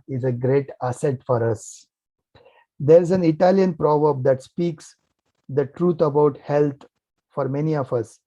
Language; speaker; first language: English; non-native, local second language; Kannada